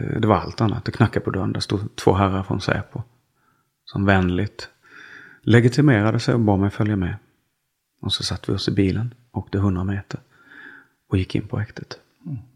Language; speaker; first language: Swedish; native; Swedish